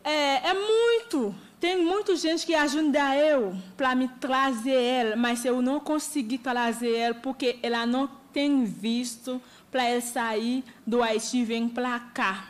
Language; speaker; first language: Portuguese; non-native, learner; Haitian Creole